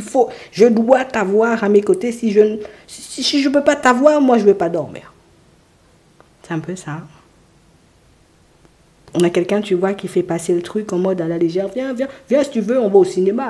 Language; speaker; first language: French; native; French